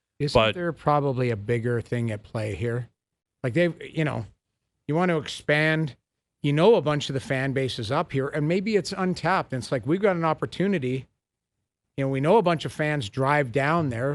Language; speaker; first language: English; native; English